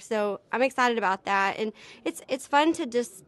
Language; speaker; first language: English; native; English